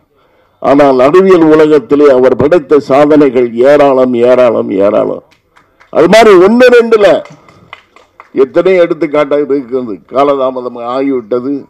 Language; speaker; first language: Tamil; native; Tamil